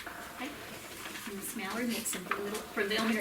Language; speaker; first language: English; native; English